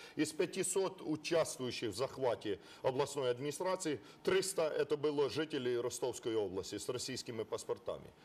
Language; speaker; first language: Ukrainian; non-native, local second language; Russian